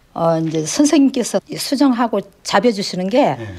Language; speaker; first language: Korean; native; Korean